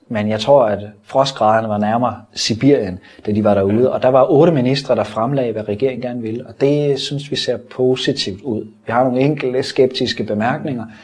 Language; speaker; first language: Danish; native; Danish